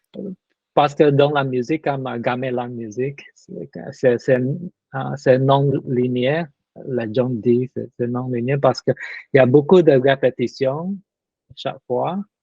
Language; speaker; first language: French; non-native, learner; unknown